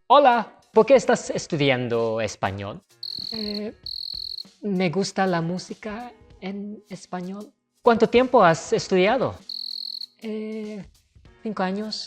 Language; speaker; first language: Spanish; non-native, fluent; English